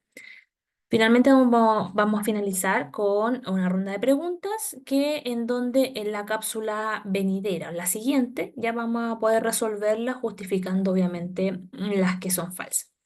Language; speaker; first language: Spanish; native; Spanish